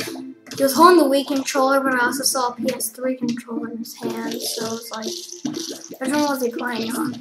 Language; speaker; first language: English; native; English